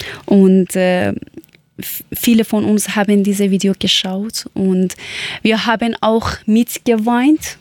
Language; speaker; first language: German; non-native, learner; Persian